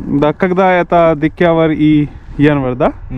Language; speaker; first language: Russian; non-native, learner; Hindi